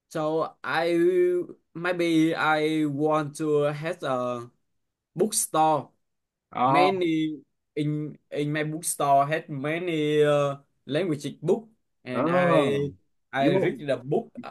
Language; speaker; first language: English; non-native, learner; Vietnamese